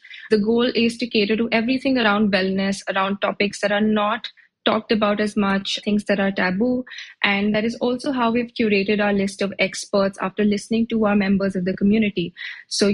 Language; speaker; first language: English; non-native, local second language; Hindi